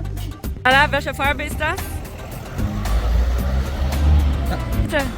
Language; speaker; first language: German; non-native, learner; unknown